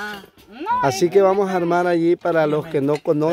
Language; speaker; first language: Spanish; native; Spanish